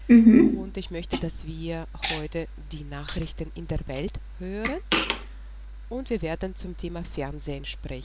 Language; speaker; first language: German; non-native, fluent; Russian